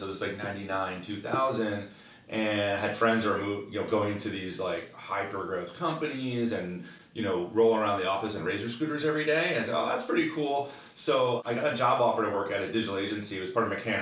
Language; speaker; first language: English; native; English